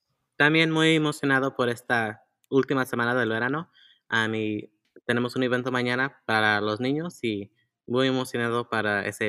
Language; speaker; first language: Spanish; early bilingual, heritage; Spanish